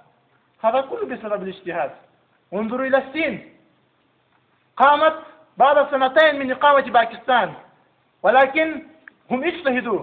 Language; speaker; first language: Arabic; non-native, learner; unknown